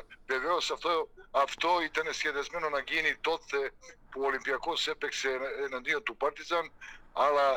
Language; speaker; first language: Greek; non-native, fluent; Serbian